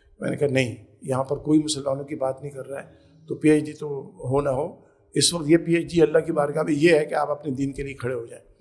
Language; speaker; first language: Urdu; native; Urdu